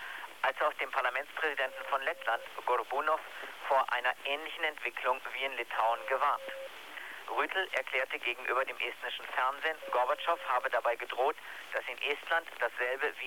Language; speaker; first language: German; native; German